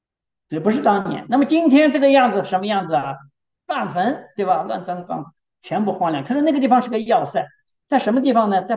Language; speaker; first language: Chinese; native; Chinese